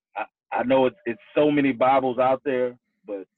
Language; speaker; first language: English; native; English